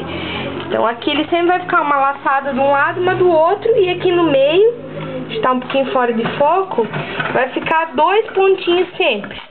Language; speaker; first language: Portuguese; native; Portuguese